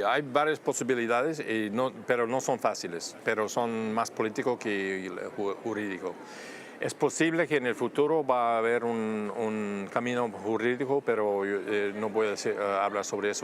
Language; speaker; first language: Spanish; non-native, fluent; English